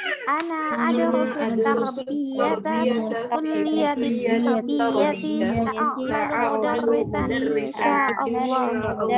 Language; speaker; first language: Arabic; non-native, learner; Indonesian